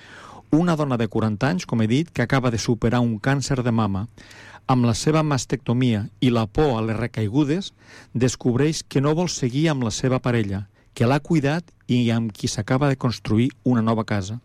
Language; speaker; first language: Catalan; native; Catalan